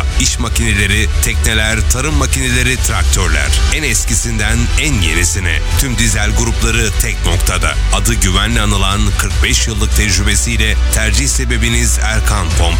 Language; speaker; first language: Turkish; native; Turkish